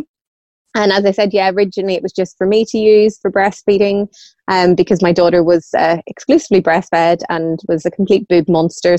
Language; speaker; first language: English; native; English